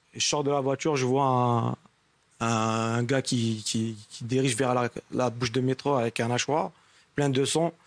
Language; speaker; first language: French; non-native, local second language; Arabic